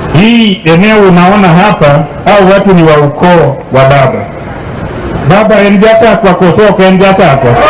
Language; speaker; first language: Swahili; non-native, local second language; Luo (Kenya and Tanzania)